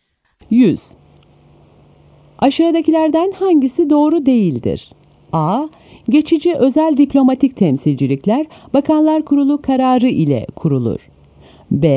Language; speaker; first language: Turkish; native; Turkish